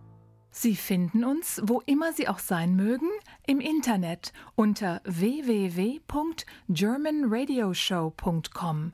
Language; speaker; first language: German; native; German